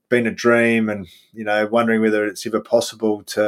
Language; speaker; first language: English; native; English